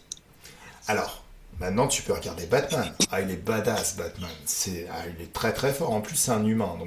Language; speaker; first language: French; native; French